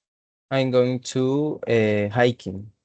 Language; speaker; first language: English; non-native, learner; Spanish